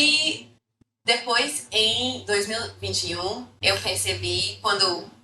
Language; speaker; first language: Portuguese; non-native, fluent; English